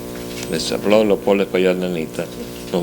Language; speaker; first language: Spanish; native; Spanish